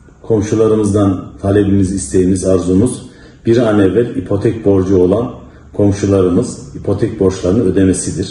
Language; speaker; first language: Turkish; native; Turkish